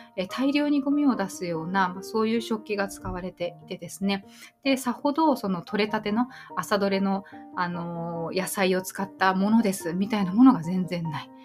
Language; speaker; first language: Japanese; native; Japanese